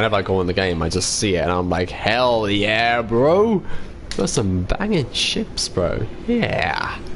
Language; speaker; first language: English; native; English